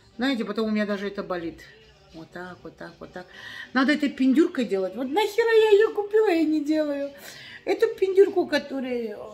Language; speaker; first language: Russian; native; Russian